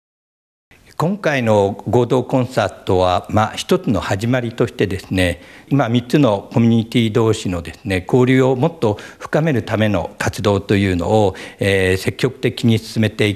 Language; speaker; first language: Japanese; native; Japanese